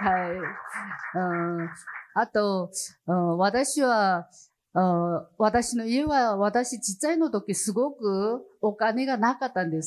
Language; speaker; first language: Japanese; non-native, learner; Chinese